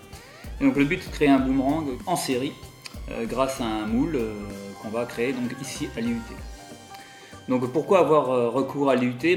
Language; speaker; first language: French; native; French